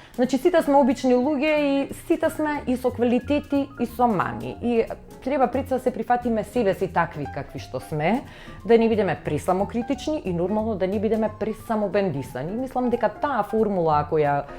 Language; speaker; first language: Macedonian; native; Macedonian